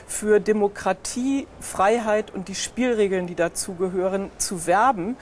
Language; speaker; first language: German; native; German